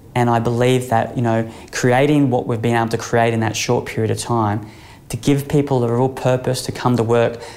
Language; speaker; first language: English; native; English